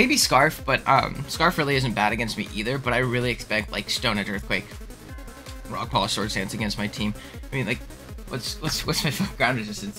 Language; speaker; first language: English; native; English